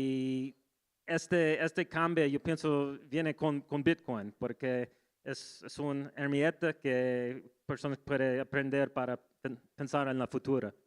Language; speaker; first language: Spanish; non-native, learner; English